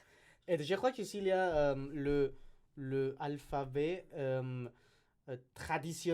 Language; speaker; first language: French; non-native, learner; Spanish